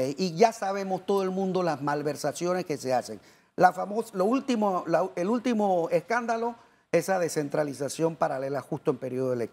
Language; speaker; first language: Spanish; native; Spanish